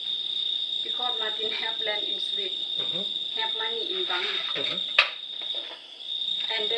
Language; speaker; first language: English; non-native, learner; Thai